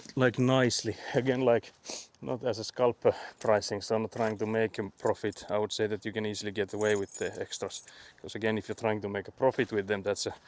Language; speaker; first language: English; non-native, fluent; Finnish